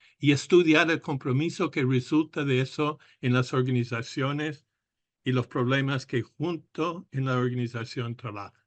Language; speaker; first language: Spanish; non-native, fluent; English